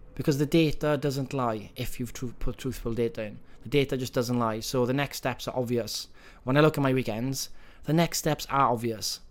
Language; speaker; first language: English; native; English